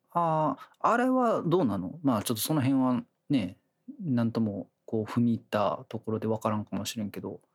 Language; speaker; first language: Japanese; native; Japanese